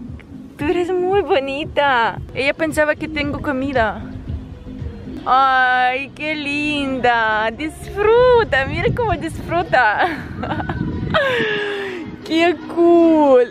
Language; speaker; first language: Spanish; non-native, fluent; Russian